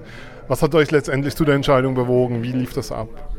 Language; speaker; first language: German; native; German